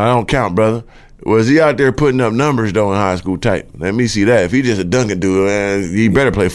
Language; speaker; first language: English; native; English